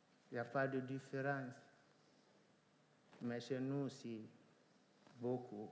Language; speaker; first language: French; non-native, local second language; Fula